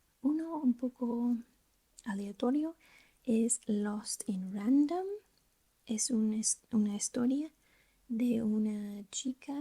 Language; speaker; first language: Spanish; non-native, learner; English